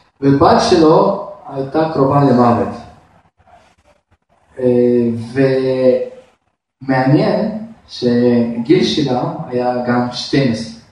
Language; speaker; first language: Hebrew; non-native, fluent; Russian